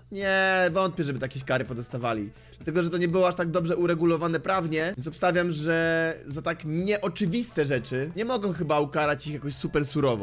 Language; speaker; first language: Polish; native; Polish